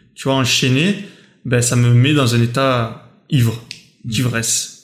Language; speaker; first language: French; native; French